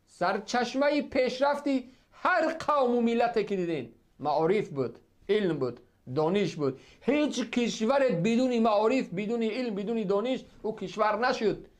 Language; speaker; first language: Persian; native; Persian